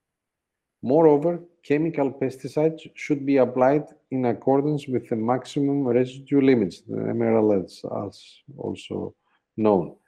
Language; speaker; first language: English; non-native, fluent; Greek